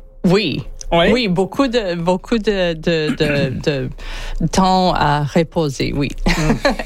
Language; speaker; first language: French; non-native, learner; English